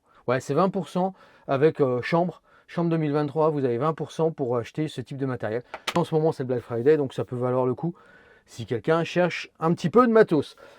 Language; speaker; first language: French; native; French